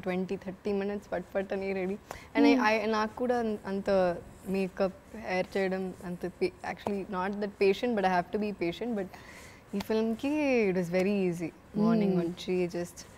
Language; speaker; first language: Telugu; non-native, fluent; Malayalam